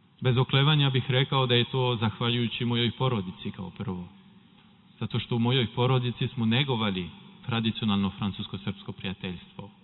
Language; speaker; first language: Serbian; non-native, fluent; French